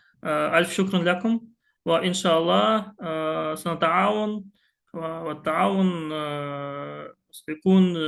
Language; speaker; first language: Arabic; non-native, fluent; Russian